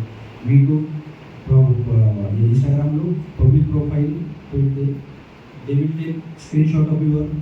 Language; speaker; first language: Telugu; non-native, learner; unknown